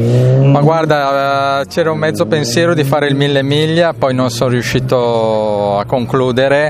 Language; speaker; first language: Italian; native; Italian